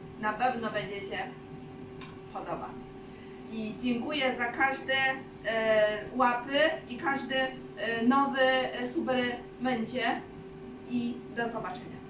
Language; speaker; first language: Polish; non-native, learner; Chinese